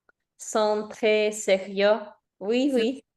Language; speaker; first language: French; non-native, learner; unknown